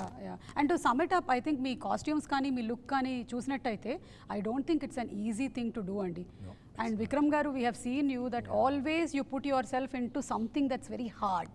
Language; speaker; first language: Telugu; native; Telugu